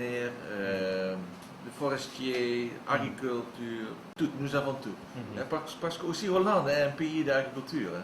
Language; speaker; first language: French; non-native, learner; Dutch